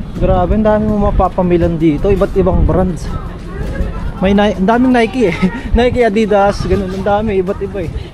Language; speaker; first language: Filipino; native; Filipino